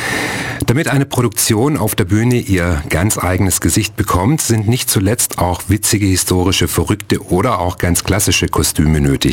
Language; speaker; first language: German; native; German